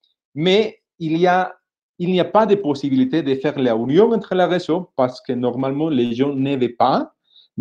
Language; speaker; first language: French; non-native, fluent; Spanish